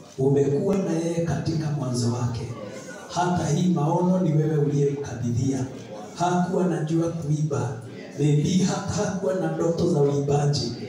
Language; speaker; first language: Swahili; non-native, local second language; Kikuyu